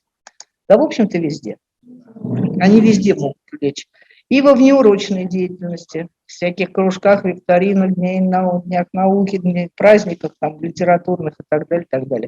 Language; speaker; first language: Russian; native; Russian